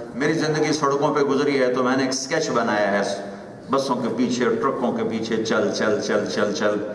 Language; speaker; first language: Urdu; non-native, local second language; Punjabi